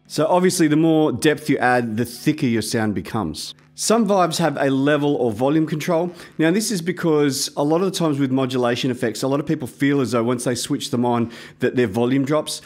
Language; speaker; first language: English; native; English